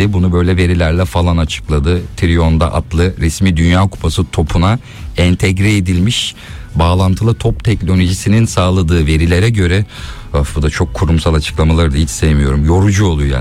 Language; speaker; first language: Turkish; native; Turkish